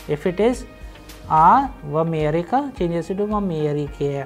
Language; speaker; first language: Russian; non-native, fluent; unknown